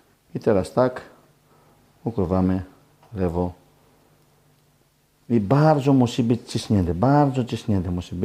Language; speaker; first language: Polish; non-native, learner; Greek